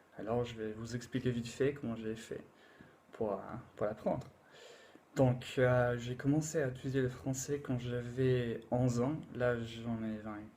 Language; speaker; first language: French; non-native, fluent; English